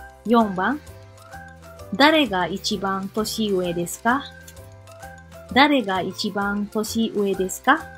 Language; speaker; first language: Japanese; non-native, fluent; Indonesian